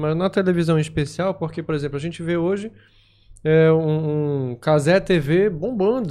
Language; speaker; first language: Portuguese; native; Portuguese